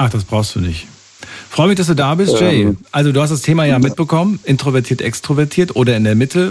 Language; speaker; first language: German; native; German